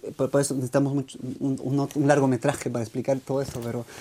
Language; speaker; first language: Spanish; native; Spanish